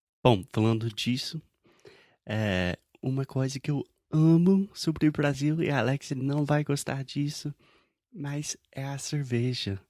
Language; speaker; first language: Portuguese; non-native, fluent; English